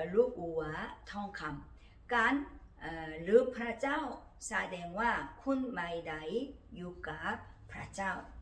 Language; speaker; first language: Thai; non-native, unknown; Korean